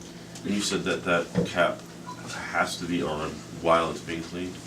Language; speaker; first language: English; native; English